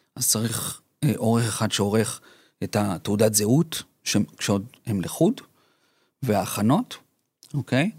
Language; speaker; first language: Hebrew; early bilingual, other home language; Spanish